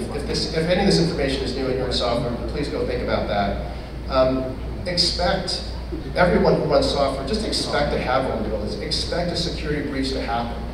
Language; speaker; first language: English; native; English